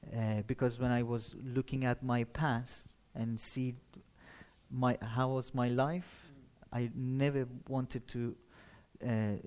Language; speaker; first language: English; non-native, learner; Persian